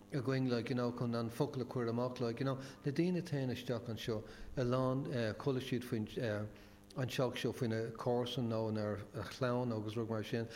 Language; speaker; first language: Irish; non-native, local second language; English